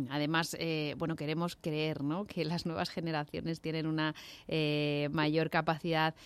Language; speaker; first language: Spanish; native; Spanish